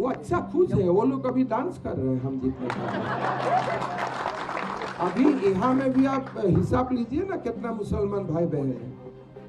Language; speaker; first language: Hindi; non-native, local second language; Assamese